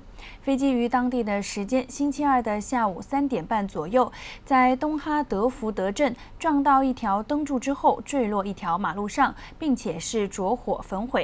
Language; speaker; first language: Chinese; non-native, local second language; Cantonese